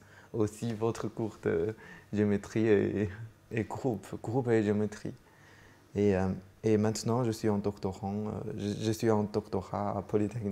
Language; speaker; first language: French; non-native, fluent; Chinese